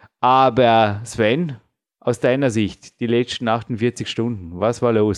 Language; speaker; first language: German; native; German